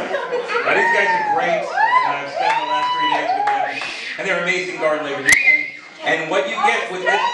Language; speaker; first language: English; native; English